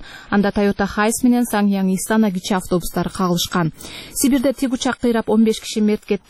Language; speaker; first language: Kyrgyz; native; Kyrgyz